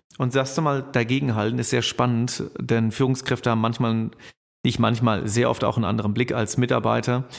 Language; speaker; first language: German; native; German